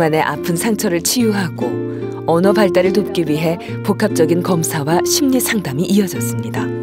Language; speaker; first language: Korean; native; Korean